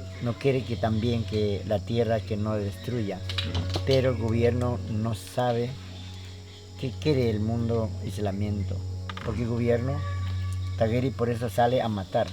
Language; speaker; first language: Spanish; non-native, local second language; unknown